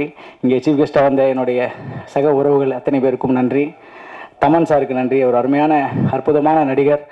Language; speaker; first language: Tamil; native; Tamil